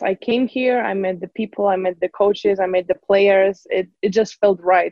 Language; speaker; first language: English; non-native, fluent; Polish